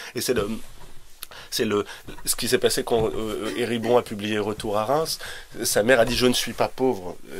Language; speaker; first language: French; native; French